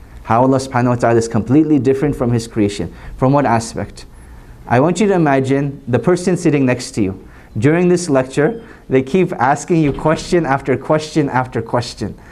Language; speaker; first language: English; native; English